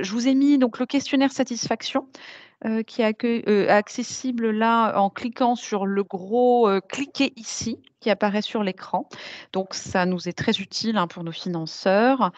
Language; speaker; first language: French; native; French